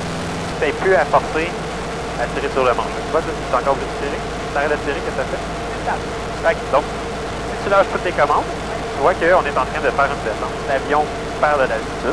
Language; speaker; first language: French; native; French